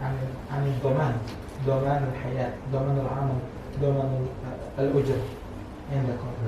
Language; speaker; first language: Arabic; non-native, fluent; Indonesian